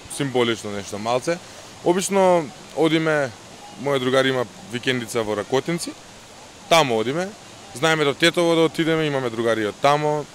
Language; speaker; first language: Macedonian; native; Macedonian